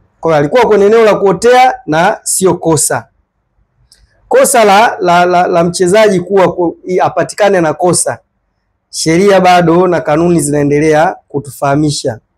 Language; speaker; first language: Swahili; native; Swahili